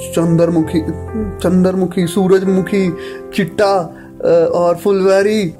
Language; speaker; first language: Hindi; native; Hindi